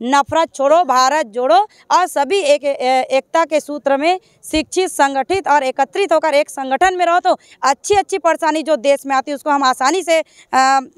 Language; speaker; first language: Hindi; native; Hindi